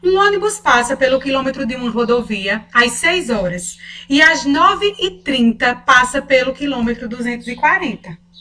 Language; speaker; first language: Portuguese; native; Portuguese